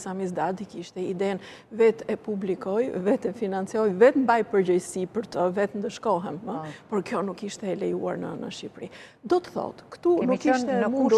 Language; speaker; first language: Albanian; native; Albanian